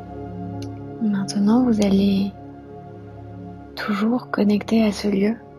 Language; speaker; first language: French; native; French